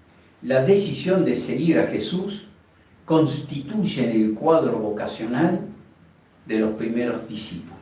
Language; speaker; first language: Spanish; native; Spanish